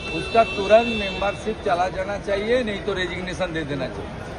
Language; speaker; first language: Hindi; non-native, local second language; Bangla